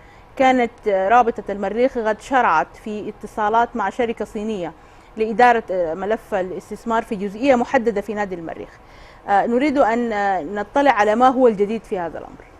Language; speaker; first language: Arabic; native; Arabic